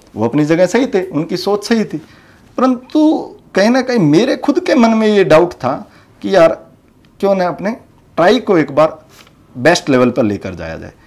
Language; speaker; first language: Hindi; native; Hindi